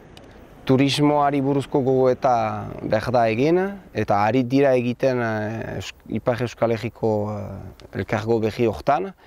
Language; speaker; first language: Basque; native; Basque